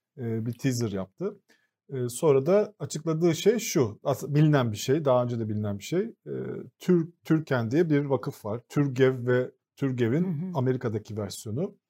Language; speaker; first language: Turkish; native; Turkish